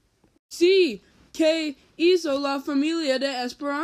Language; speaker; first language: Spanish; non-native, learner; English